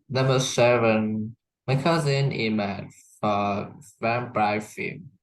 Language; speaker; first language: English; non-native, learner; Vietnamese